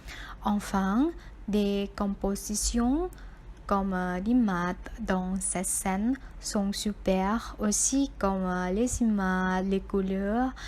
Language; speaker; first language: French; non-native, learner; Thai